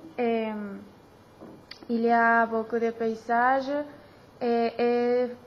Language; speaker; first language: French; non-native, learner; Spanish